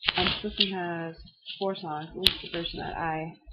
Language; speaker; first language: English; native; English